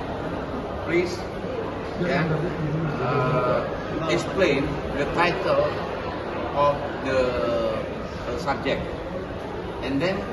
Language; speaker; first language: English; non-native, learner; Indonesian